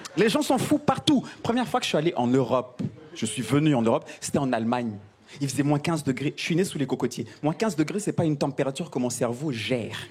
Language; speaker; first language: French; non-native, local second language; Kinyarwanda